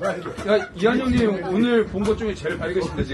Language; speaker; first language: Korean; native; Korean